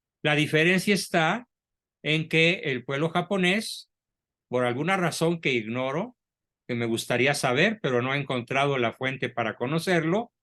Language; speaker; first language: Spanish; native; Spanish